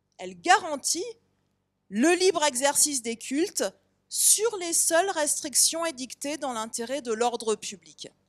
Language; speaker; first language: French; native; French